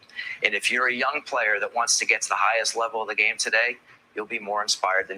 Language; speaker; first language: English; native; English